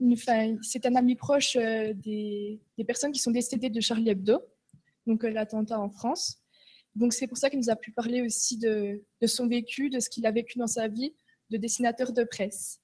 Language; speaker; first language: French; native; French